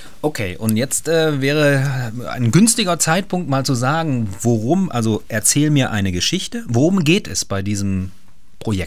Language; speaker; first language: German; native; German